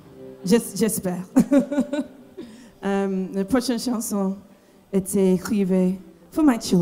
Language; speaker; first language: French; non-native, learner; English